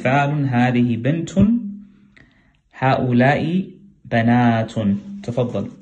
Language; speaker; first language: Arabic; non-native, fluent; English